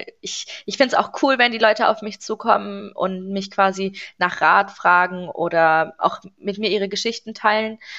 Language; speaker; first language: German; early bilingual, other home language; Persian